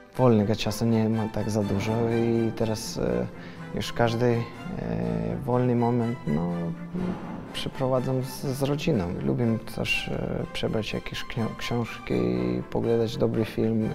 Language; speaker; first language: Polish; non-native, learner; Russian